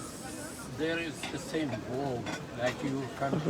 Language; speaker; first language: English; non-native, learner; Arabic